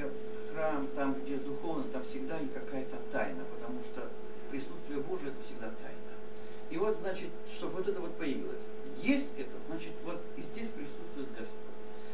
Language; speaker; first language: Russian; native; Russian